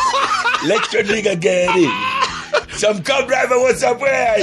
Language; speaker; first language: English; non-native, local second language; Luo (Kenya and Tanzania)